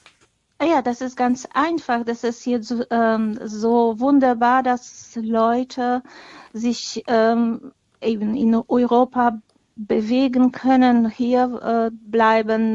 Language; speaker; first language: German; non-native, fluent; Polish